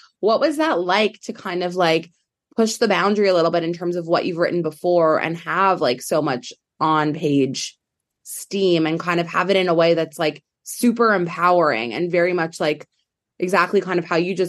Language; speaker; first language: English; native; English